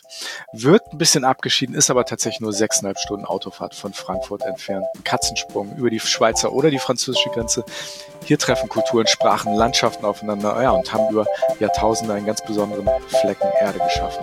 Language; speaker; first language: German; native; German